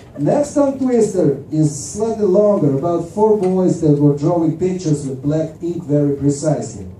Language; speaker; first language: English; non-native, fluent; Russian